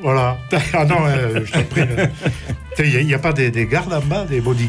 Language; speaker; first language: French; native; French